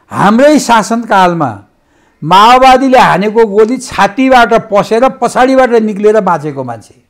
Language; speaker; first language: Nepali; native; Nepali